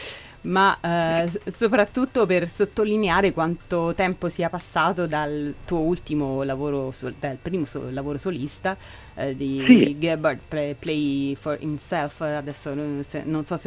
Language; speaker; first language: Italian; native; Italian